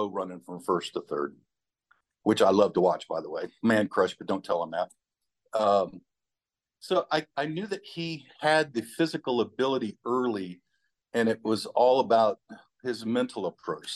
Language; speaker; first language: English; native; English